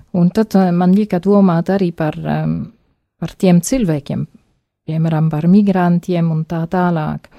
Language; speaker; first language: Latvian; non-native, fluent; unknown